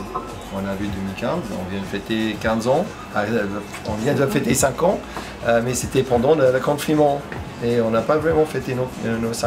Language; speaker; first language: French; non-native, fluent; English